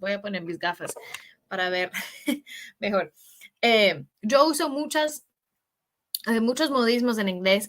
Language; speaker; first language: Spanish; non-native, fluent; English